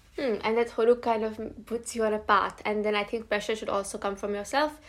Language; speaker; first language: English; early bilingual, other home language; Gujarati